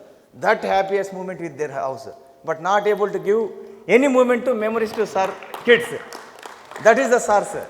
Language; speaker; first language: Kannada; non-native, local second language; Telugu